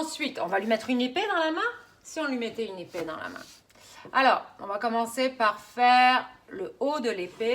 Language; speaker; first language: French; native; French